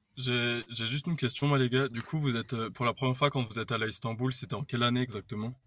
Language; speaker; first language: French; native; French